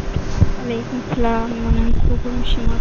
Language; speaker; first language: Persian; non-native, learner; Urdu